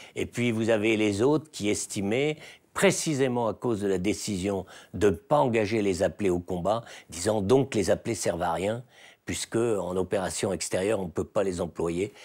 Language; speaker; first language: French; native; French